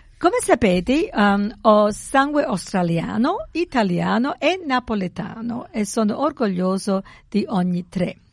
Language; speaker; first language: Italian; early bilingual, heritage; English